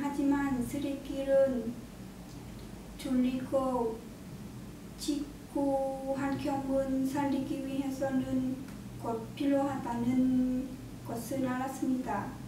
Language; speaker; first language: Korean; non-native, learner; Vietnamese